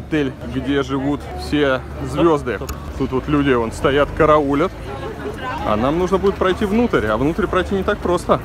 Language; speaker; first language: Russian; native; Russian